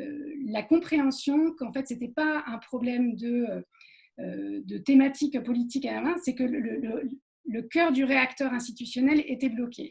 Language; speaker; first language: French; native; French